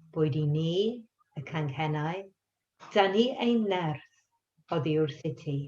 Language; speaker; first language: Welsh; non-native, local second language; English